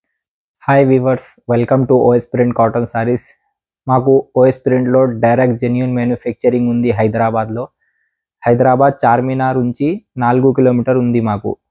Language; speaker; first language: Telugu; non-native, local second language; Urdu